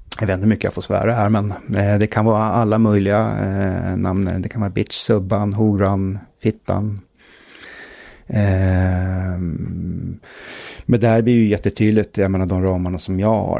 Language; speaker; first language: Swedish; native; Swedish